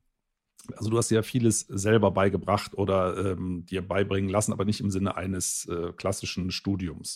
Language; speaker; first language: German; native; German